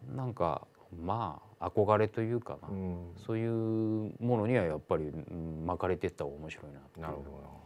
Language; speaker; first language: Japanese; native; Japanese